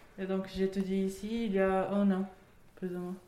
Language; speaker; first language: French; non-native, learner; Portuguese